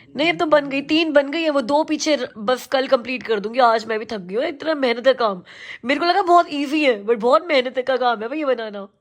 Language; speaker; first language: Hindi; native; Hindi